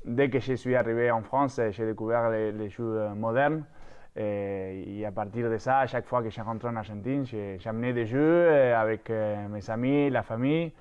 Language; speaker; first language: French; non-native, fluent; Spanish